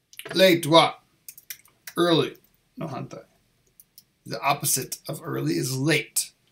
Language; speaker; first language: English; native; English